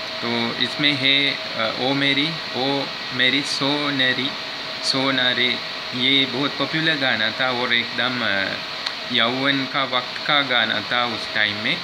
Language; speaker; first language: Hindi; non-native, learner; Sinhala